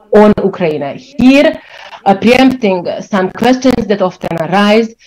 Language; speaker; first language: English; non-native, fluent; Ukrainian